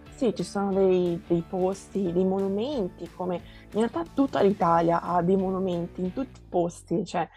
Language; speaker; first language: Italian; early bilingual, other home language; Portuguese